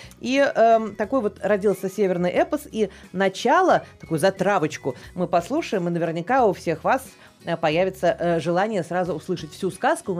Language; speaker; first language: Russian; native; Russian